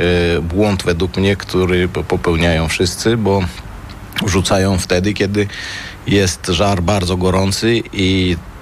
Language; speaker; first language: Polish; non-native, fluent; Armenian